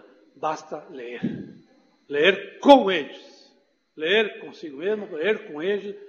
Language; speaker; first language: Portuguese; non-native, fluent; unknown